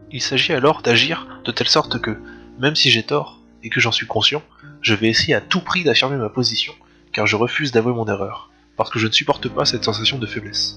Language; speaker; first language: French; native; French